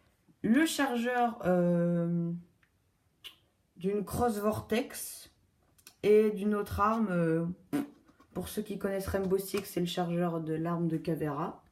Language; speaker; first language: French; native; French